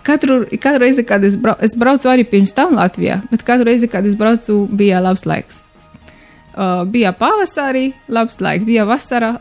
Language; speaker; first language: Latvian; non-native, learner; Romanian